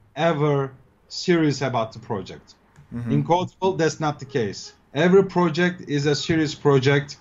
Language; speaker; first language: English; non-native, fluent; Turkish